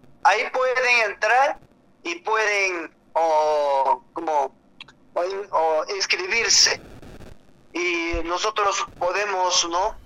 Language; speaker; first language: Spanish; non-native, learner; Korean